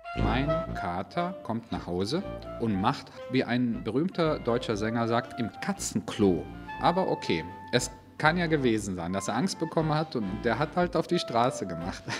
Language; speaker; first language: German; non-native, fluent; Bosnian